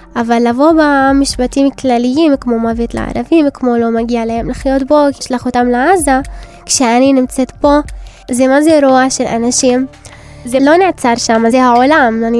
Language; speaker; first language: Hebrew; non-native, local second language; Arabic